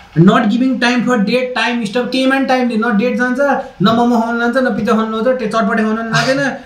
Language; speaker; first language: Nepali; native; Nepali